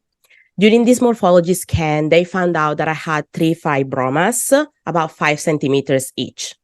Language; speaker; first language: English; non-native, fluent; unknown